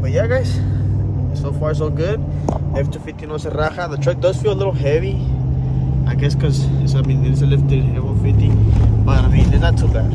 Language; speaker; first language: English; early bilingual, other home language; Spanish